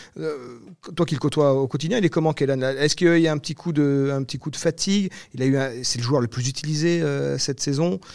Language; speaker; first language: French; native; French